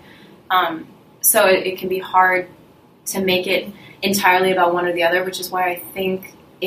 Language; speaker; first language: English; early bilingual, other home language; Russian